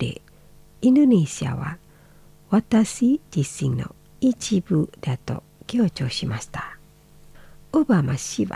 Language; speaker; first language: Japanese; non-native, learner; Indonesian